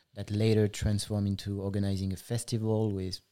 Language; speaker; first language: English; non-native, fluent; French